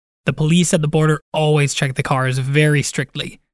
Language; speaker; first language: English; native; English